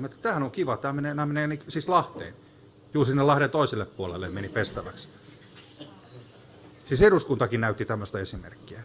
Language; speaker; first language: Finnish; native; Finnish